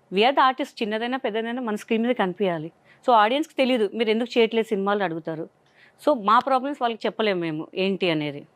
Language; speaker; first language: Telugu; non-native, local second language; Hindi